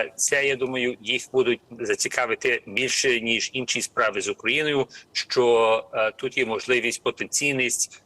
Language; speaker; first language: Ukrainian; early bilingual, heritage; Ukrainian